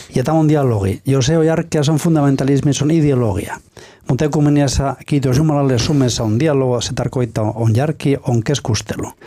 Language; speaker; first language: Finnish; non-native, fluent; Spanish